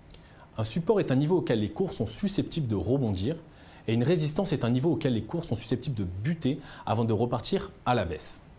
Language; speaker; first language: French; native; French